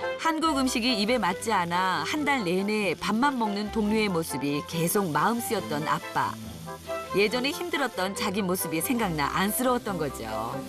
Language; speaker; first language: Korean; native; Korean